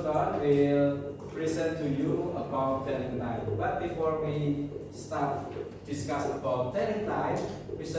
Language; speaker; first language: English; non-native, learner; Indonesian